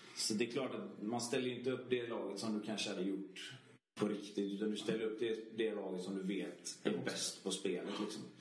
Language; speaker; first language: Swedish; native; Swedish